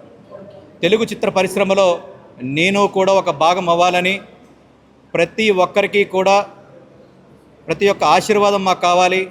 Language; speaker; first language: Telugu; native; Telugu